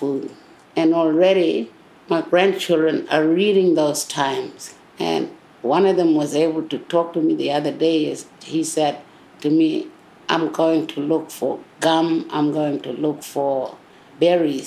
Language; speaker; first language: English; non-native, local second language; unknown